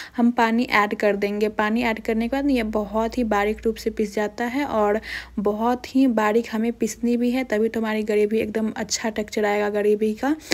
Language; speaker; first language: Hindi; native; Hindi